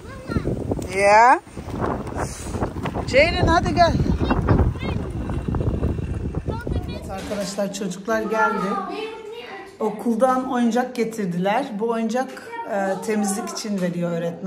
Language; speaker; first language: Turkish; early bilingual, heritage; Turkish